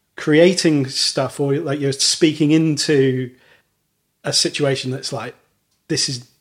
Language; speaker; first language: English; native; English